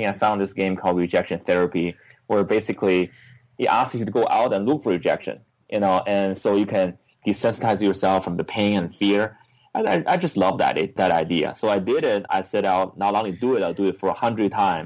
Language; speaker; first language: English; non-native, fluent; Chinese